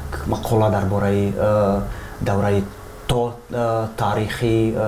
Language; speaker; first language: Tajik; non-native, fluent; Czech